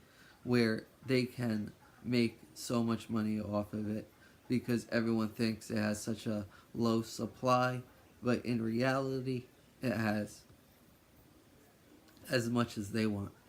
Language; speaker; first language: English; native; English